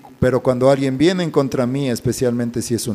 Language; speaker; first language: Spanish; native; Spanish